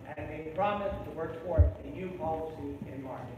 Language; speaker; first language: English; native; English